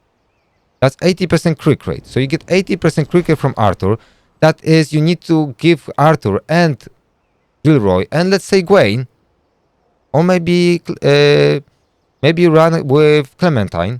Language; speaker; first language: English; non-native, fluent; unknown